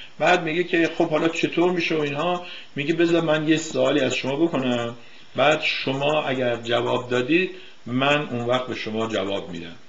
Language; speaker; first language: Persian; native; Persian